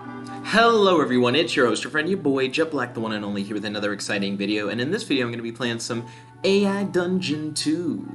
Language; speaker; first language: English; native; English